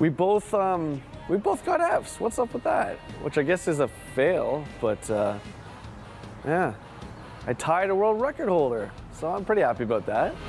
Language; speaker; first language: English; native; English